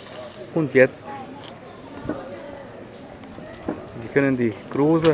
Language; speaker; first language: German; non-native, learner; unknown